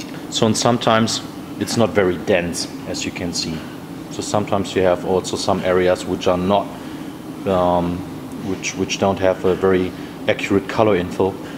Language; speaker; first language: English; non-native, fluent; German